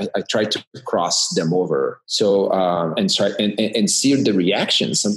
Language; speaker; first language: English; non-native, fluent; Portuguese